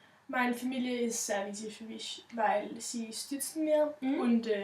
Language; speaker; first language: German; non-native, learner; Danish